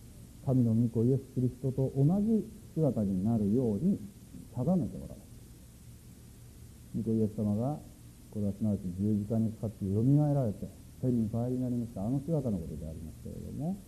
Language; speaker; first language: Japanese; native; Japanese